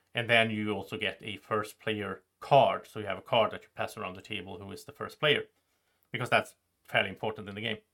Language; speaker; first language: English; non-native, fluent; Swedish